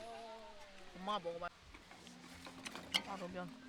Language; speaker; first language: Korean; native; Korean